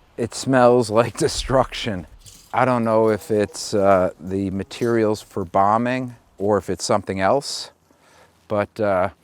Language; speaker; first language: English; native; English